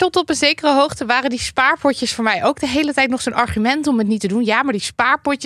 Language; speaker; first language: Dutch; native; Dutch